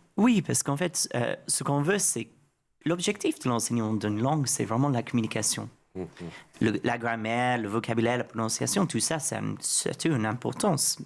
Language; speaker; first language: French; non-native, fluent; English